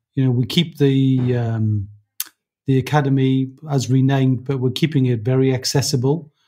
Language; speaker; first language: English; native; English